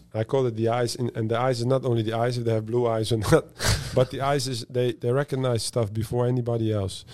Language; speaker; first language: English; non-native, fluent; Dutch